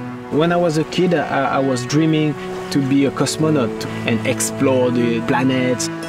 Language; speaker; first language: English; non-native, fluent; French